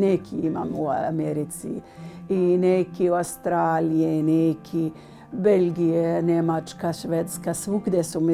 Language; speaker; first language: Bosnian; non-native, learner; Arabic